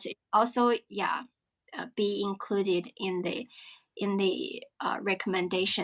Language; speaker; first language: English; non-native, fluent; Chinese